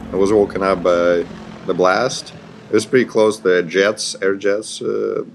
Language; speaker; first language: English; non-native, fluent; Ukrainian